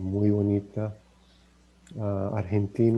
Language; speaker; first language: Spanish; non-native, learner; English